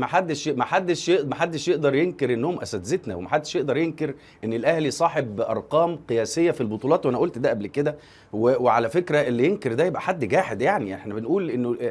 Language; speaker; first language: Arabic; native; Arabic